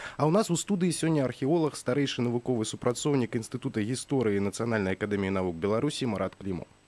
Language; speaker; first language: Belarusian; native; Belarusian